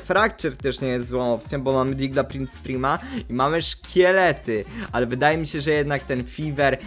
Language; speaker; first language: Polish; native; Polish